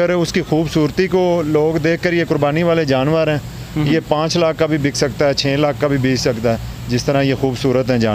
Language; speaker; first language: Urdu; non-native, local second language; Punjabi